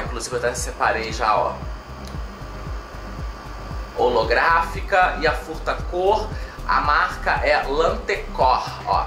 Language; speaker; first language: Portuguese; native; Portuguese